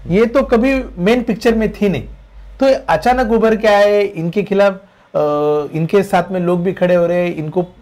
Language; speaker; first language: Hindi; non-native, local second language; Marathi